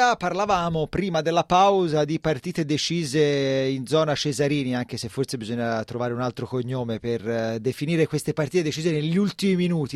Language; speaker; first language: Italian; native; Italian